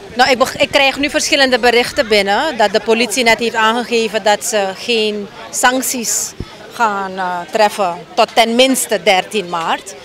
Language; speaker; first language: Dutch; native; Dutch